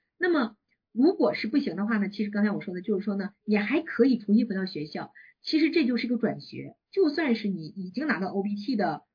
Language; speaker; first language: Chinese; native; Chinese